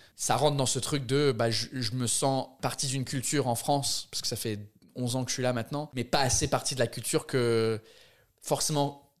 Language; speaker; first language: French; non-native, fluent; English